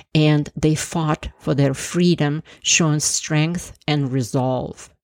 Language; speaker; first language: English; non-native, fluent; Ukrainian